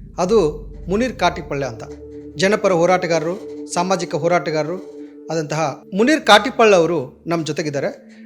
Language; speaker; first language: Kannada; native; Kannada